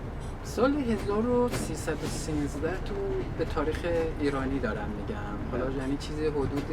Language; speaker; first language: Persian; native; Persian